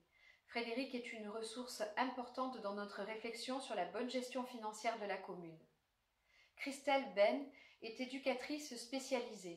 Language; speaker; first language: French; native; French